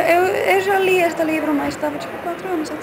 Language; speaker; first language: Portuguese; non-native, learner; Finnish